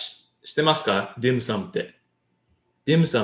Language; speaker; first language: Japanese; non-native, learner; English